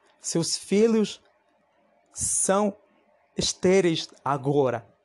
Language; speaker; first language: Portuguese; non-native, fluent; Spanish